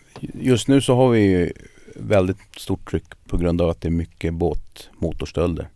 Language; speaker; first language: Swedish; early bilingual, other home language; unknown